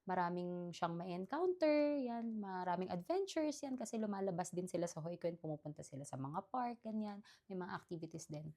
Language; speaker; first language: Filipino; native; Filipino